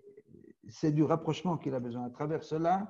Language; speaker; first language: French; native; French